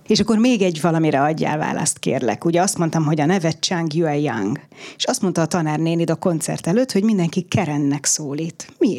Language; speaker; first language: Hungarian; native; Hungarian